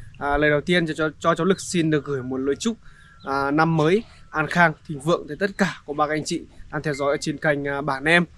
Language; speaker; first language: Vietnamese; native; Vietnamese